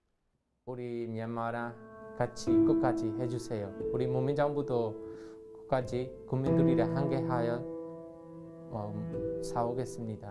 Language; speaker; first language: Korean; non-native, learner; Burmese